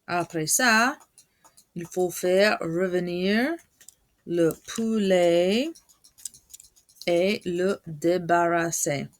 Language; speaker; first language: French; non-native, fluent; English